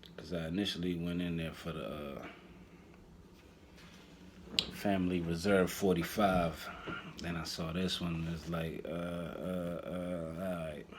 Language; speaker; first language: English; native; English